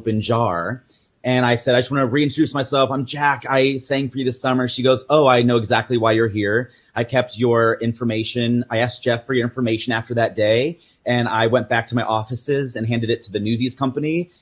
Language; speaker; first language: English; native; English